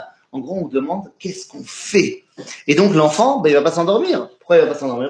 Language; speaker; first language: French; native; French